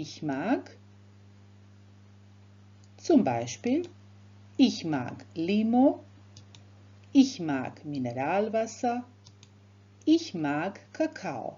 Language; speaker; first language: German; non-native, fluent; Croatian